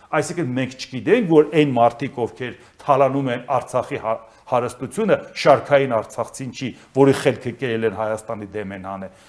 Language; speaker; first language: Armenian; native; Armenian